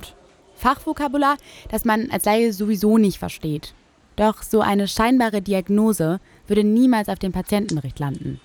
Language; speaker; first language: German; native; German